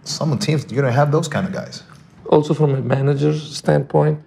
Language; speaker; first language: English; non-native, fluent; Spanish